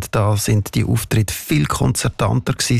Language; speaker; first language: German; native; German